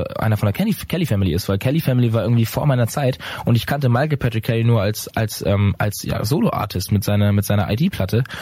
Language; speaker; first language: German; native; German